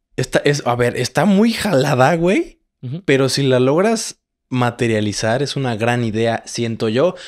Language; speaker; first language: Spanish; native; Spanish